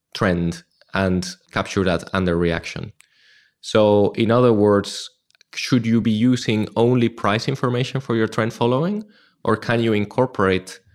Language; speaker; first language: English; non-native, fluent; Spanish